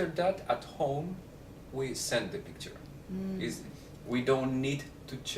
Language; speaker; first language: English; non-native, fluent; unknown